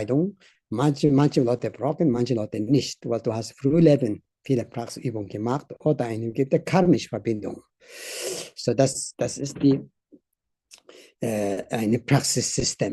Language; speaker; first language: German; non-native, learner; Tibetan